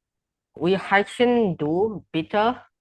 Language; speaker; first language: German; non-native, learner; Indonesian